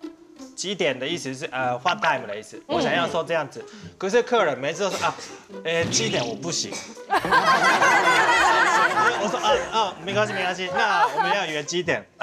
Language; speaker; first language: Chinese; non-native, learner; Japanese